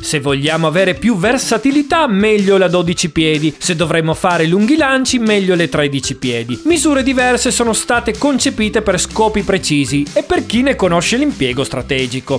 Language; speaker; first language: Italian; native; Italian